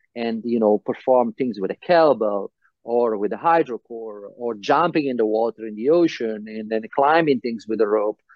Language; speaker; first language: English; non-native, fluent; Italian